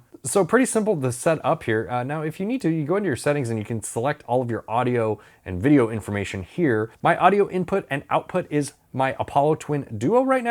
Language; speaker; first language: English; native; English